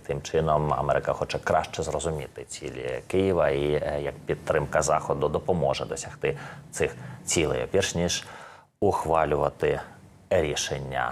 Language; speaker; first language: Ukrainian; native; Ukrainian